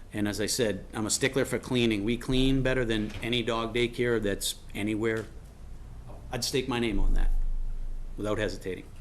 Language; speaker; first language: English; native; English